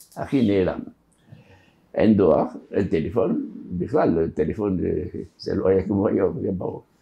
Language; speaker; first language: Hebrew; non-native, fluent; French